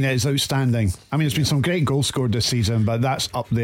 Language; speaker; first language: English; native; English